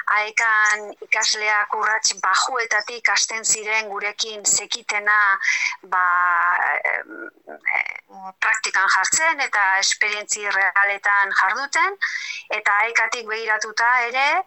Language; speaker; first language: Basque; native; Basque